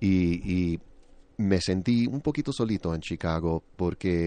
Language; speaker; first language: Spanish; early bilingual, other home language; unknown